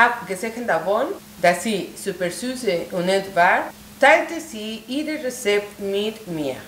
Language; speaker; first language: German; non-native, learner; Spanish